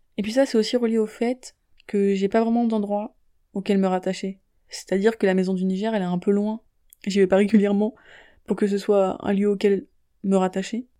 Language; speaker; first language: French; native; French